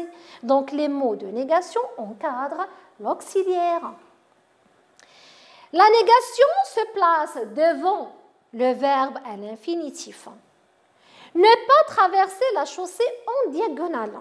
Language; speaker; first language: French; non-native, local second language; Arabic